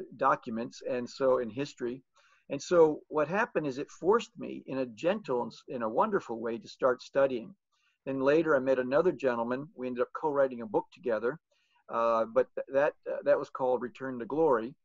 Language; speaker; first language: English; native; English